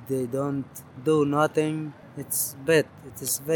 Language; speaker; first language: English; non-native, learner; Arabic